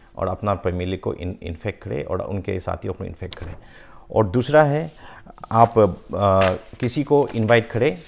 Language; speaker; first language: Hindi; non-native, local second language; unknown